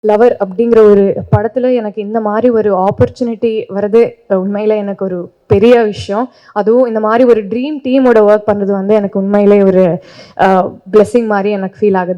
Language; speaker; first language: Tamil; non-native, learner; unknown